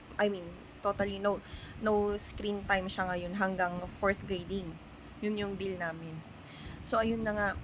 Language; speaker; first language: Filipino; non-native, local second language; Iloko